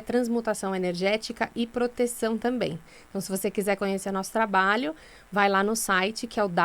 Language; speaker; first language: Portuguese; native; Portuguese